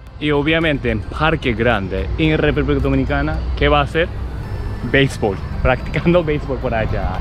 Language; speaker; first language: Spanish; non-native, learner; Japanese